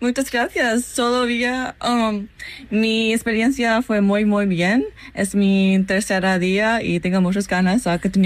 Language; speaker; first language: Spanish; non-native, learner; English